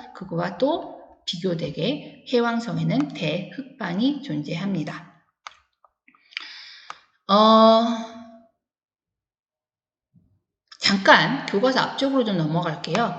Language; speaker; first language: Korean; native; Korean